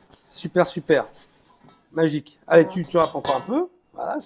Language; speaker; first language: French; native; French